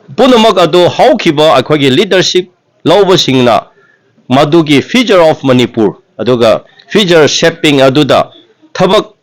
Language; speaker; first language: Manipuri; non-native, local second language; Tangkhul Naga (India)